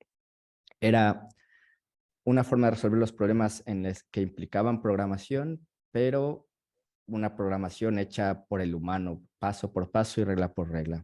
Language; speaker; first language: Spanish; native; Spanish